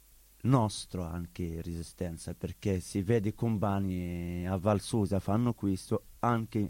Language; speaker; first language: Italian; non-native, learner; Arabic